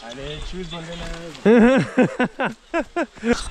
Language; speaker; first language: French; native; French